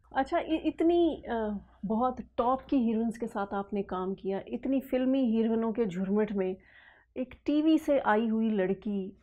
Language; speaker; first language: Urdu; native; Urdu